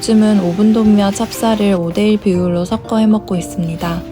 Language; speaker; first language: Korean; native; Korean